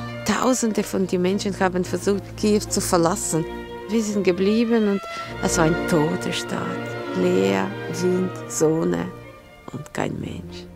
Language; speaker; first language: German; non-native, learner; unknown